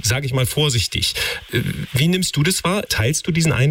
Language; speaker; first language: German; native; German